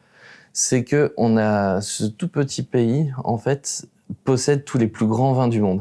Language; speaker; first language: French; native; French